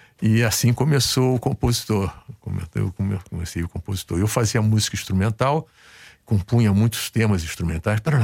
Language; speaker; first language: Portuguese; native; Portuguese